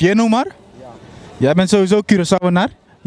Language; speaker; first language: Dutch; native; Dutch